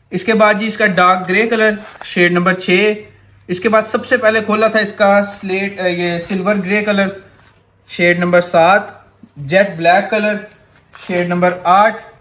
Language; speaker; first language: Urdu; non-native, local second language; Punjabi